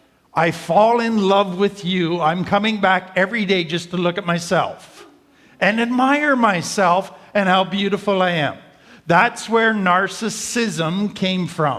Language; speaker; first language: English; native; English